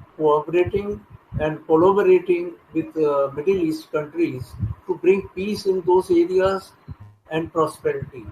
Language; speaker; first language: English; non-native, local second language; Hindi